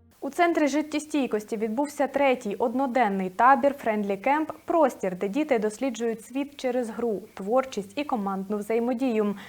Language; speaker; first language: Ukrainian; native; Ukrainian